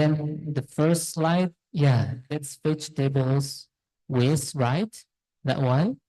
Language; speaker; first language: English; non-native, fluent; Indonesian